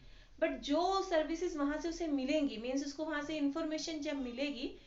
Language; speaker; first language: Hindi; native; Hindi